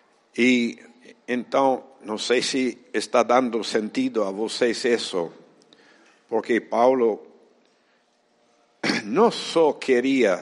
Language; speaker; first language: Portuguese; non-native, fluent; Spanish